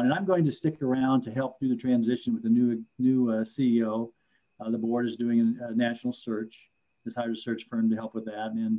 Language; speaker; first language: English; native; English